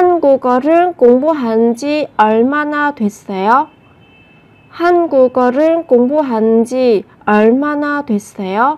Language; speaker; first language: Korean; non-native, fluent; Vietnamese